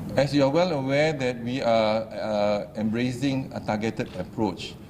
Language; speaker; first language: English; non-native, local second language; Malay